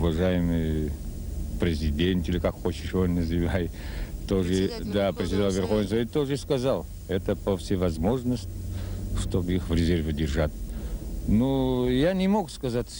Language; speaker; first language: Russian; non-native, local second language; Abkhazian